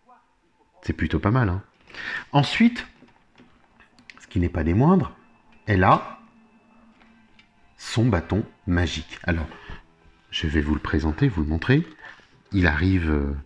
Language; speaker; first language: French; native; French